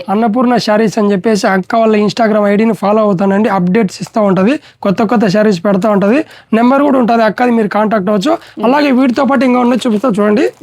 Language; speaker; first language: Telugu; native; Telugu